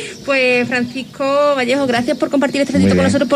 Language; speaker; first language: Spanish; native; Spanish